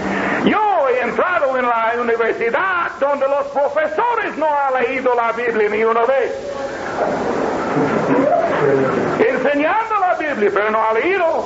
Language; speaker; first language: Spanish; non-native, learner; English